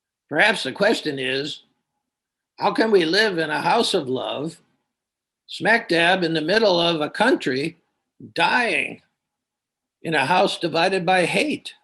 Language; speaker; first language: English; native; English